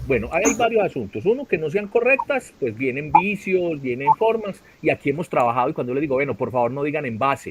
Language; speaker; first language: Spanish; native; Spanish